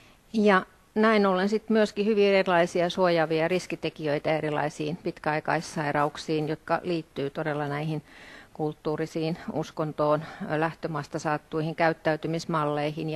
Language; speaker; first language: Finnish; native; Finnish